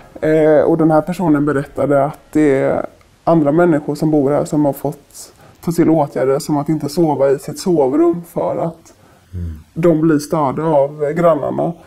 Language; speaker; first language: Swedish; native; Swedish